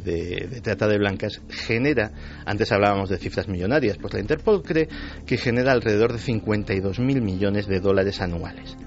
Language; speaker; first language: Spanish; native; Spanish